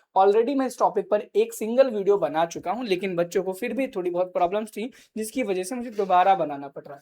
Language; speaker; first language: Hindi; native; Hindi